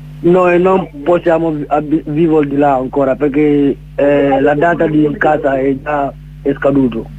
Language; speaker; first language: Italian; non-native, learner; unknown